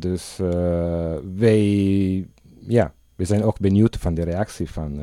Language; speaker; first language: Dutch; non-native, learner; Italian